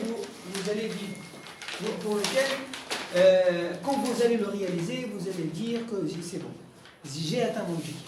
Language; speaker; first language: French; non-native, local second language; Arabic